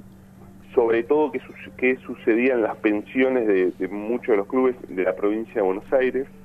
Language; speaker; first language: Spanish; native; Spanish